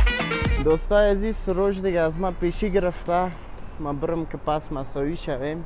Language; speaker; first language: Persian; native; Persian